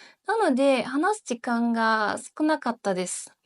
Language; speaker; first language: Japanese; non-native, learner; Chinese